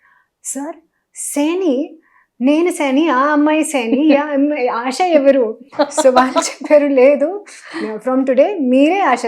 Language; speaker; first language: Telugu; non-native, learner; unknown